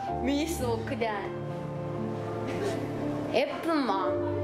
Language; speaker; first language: Korean; non-native, learner; Arabic